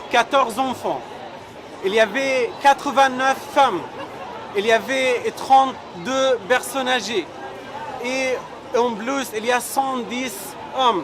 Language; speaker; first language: French; non-native, fluent; Arabic